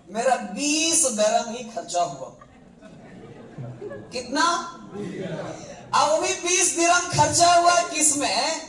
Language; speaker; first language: Hindi; native; Hindi